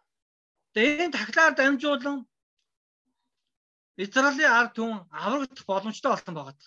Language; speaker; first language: Mongolian; non-native, fluent; Korean